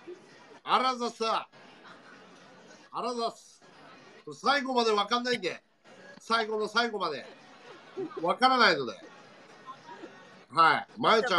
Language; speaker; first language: Japanese; native; Japanese